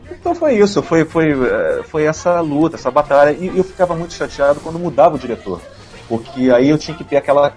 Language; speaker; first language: Portuguese; native; Portuguese